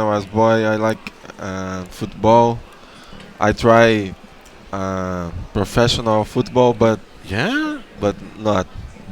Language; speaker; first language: English; non-native, learner; Portuguese